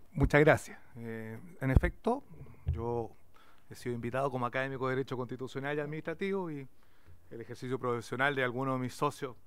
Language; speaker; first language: Spanish; native; Spanish